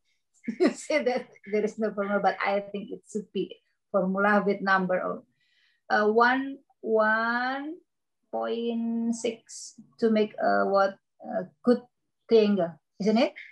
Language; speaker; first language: English; non-native, learner; Indonesian